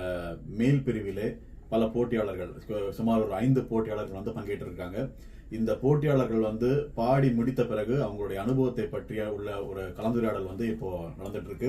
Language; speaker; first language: Tamil; native; Tamil